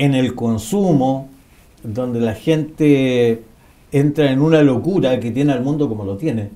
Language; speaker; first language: Spanish; native; Spanish